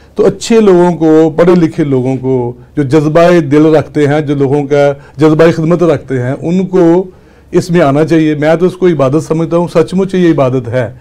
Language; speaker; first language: Urdu; non-native, local second language; Punjabi